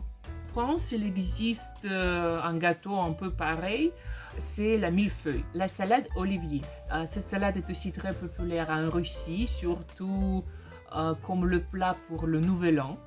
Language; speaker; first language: French; non-native, fluent; Russian